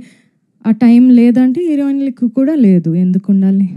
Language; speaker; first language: Telugu; non-native, fluent; Tamil